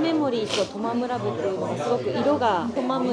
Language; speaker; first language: Japanese; native; Japanese